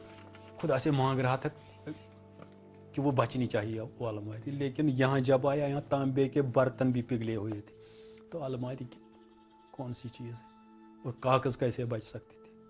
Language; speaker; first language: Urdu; non-native, local second language; Kashmiri